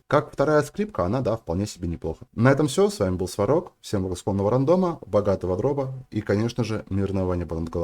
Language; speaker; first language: Russian; native; Russian